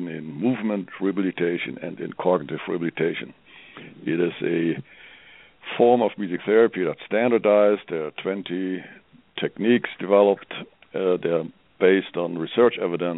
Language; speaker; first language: English; non-native, fluent; German